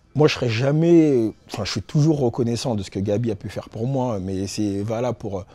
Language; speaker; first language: French; native; French